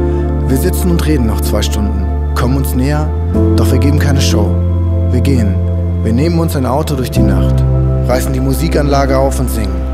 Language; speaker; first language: German; native; German